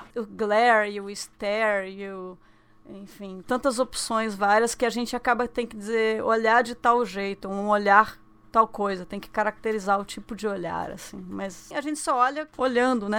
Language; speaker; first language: Portuguese; native; Portuguese